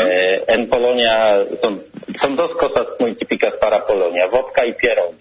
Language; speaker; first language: Spanish; non-native, learner; Polish